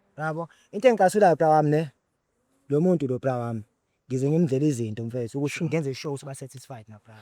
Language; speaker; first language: Zulu; native; Zulu